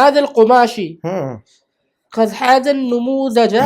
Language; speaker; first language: Arabic; non-native, learner; Urdu